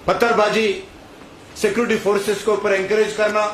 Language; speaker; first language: Hindi; non-native, local second language; Telugu